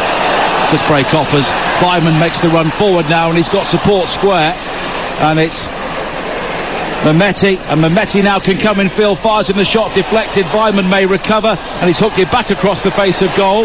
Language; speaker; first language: English; native; English